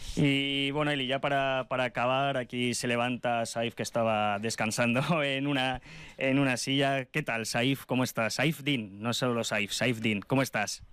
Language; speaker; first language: Spanish; native; Spanish